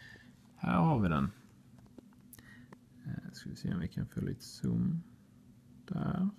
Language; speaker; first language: Swedish; native; Swedish